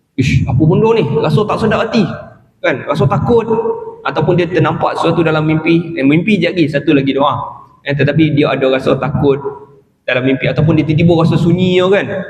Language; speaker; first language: Malay; native; Malay